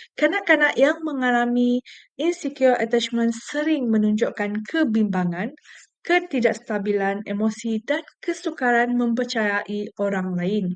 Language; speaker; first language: Malay; non-native, local second language; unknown